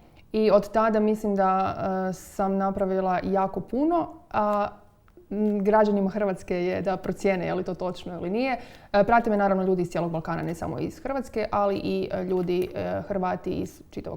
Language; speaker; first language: Croatian; native; Croatian